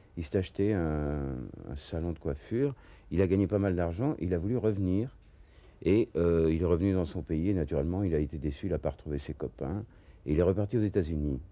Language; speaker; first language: French; native; French